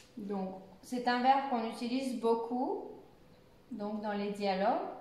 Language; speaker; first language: French; native; French